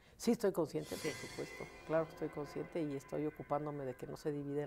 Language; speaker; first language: Spanish; native; Spanish